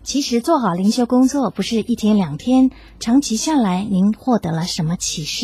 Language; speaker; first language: Chinese; native; Chinese